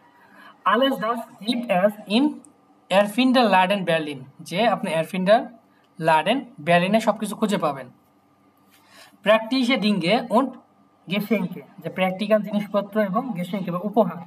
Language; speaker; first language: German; non-native, fluent; Bangla